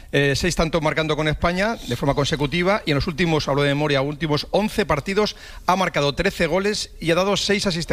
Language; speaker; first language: Spanish; native; Spanish